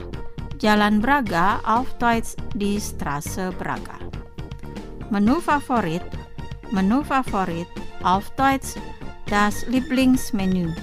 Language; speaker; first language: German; non-native, fluent; Indonesian